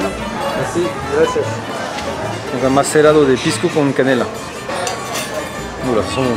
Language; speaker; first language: Spanish; non-native, fluent; French